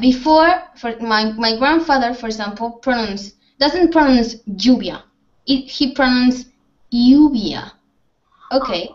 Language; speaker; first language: English; non-native, fluent; Spanish